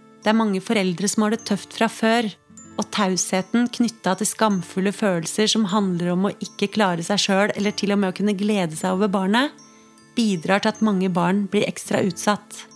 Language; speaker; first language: Norwegian; native; Norwegian